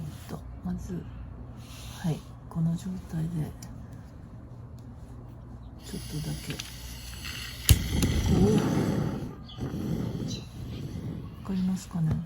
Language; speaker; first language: Japanese; native; Japanese